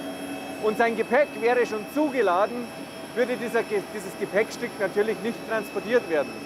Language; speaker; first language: German; native; German